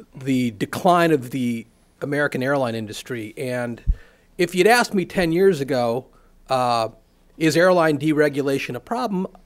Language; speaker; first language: English; native; English